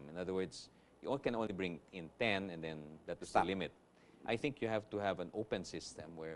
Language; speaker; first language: English; non-native, local second language; Filipino